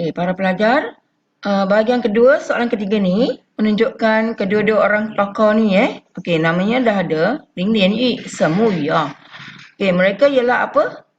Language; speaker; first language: Malay; non-native, local second language; Chinese